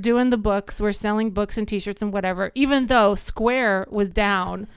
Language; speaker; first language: English; native; English